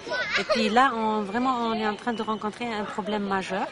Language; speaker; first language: French; non-native, local second language; Arabic